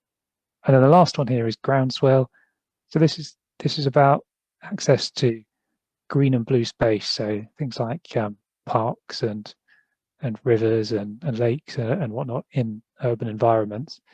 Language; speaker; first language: English; native; English